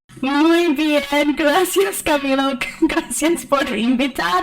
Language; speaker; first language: Spanish; early bilingual, heritage; Spanish